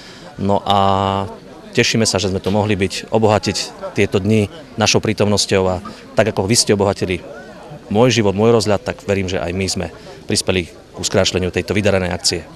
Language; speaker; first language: Slovak; native; Slovak